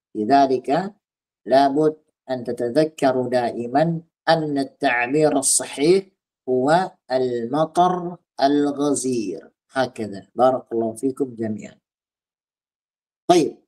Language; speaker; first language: Arabic; non-native, fluent; Indonesian